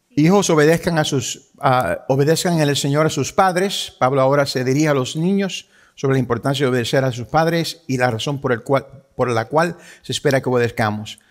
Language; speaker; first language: Spanish; early bilingual, heritage; Spanish